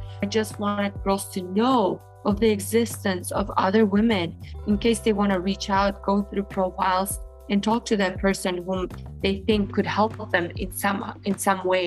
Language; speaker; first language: English; non-native, fluent; Kyrgyz